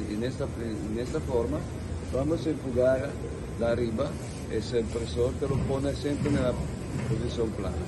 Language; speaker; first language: Spanish; non-native, learner; Italian